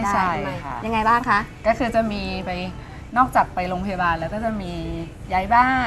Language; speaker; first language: Thai; native; Thai